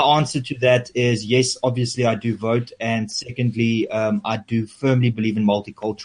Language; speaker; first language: English; non-native, local second language; Afrikaans